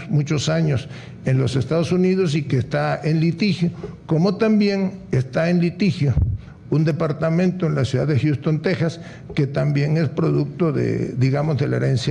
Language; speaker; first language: Spanish; native; Spanish